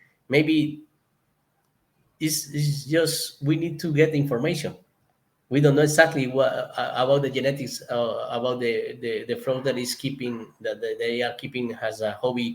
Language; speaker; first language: English; non-native, learner; Spanish